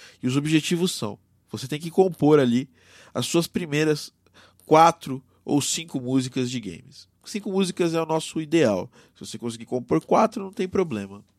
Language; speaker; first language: Portuguese; native; Portuguese